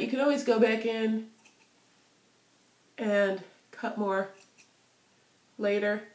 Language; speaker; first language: English; native; English